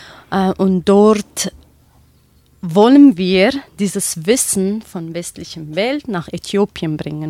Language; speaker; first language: German; non-native, fluent; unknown